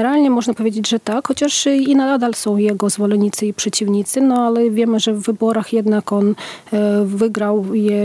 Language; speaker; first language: Polish; non-native, fluent; Ukrainian